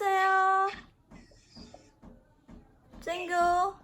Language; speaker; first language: Korean; non-native, learner; Filipino